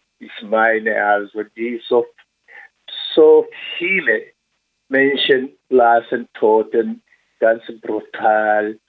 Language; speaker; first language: German; non-native, learner; Swahili